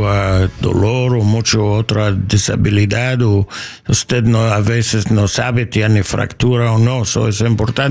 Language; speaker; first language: Spanish; non-native, learner; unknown